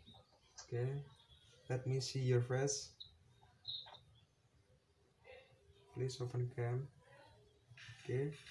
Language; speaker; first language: English; non-native, learner; Indonesian